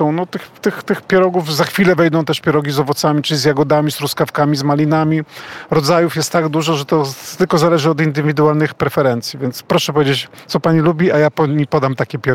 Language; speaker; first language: Polish; native; Polish